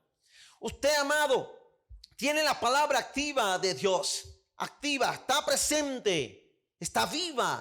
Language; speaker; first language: Spanish; native; Spanish